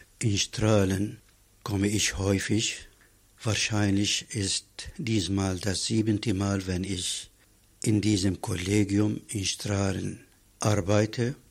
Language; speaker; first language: German; non-native, fluent; Arabic